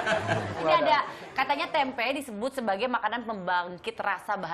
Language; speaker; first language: Indonesian; native; Indonesian